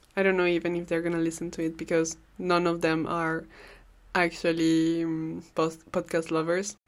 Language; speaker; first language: English; non-native, fluent; Spanish